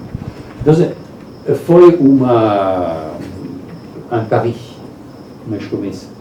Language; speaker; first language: Portuguese; non-native, learner; Italian